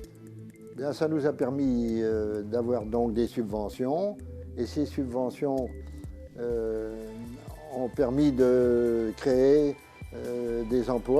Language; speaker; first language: French; native; French